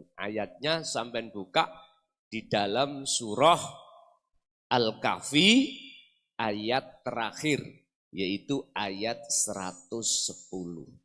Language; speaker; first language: Indonesian; non-native, local second language; Javanese